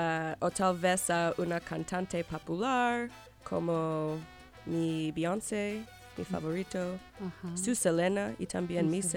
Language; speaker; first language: Spanish; non-native, learner; English